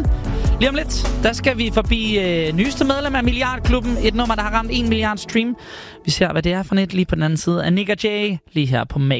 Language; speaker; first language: Danish; native; Danish